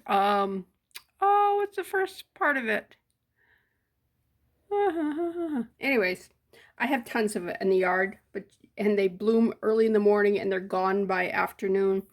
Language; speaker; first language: English; native; English